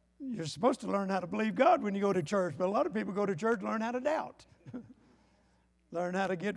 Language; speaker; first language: English; native; English